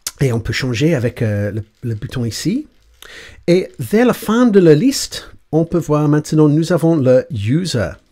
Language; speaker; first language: French; non-native, learner; English